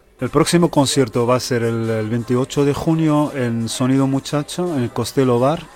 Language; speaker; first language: Spanish; early bilingual, other home language; Arabic